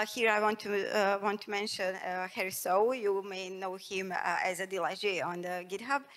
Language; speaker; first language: English; non-native, fluent; Bosnian